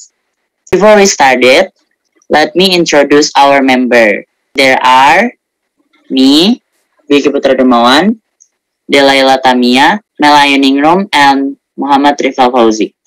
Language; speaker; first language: English; non-native, learner; Indonesian